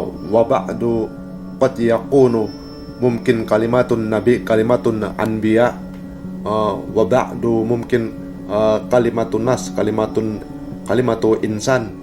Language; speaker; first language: Arabic; non-native, learner; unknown